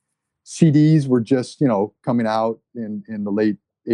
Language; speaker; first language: English; native; English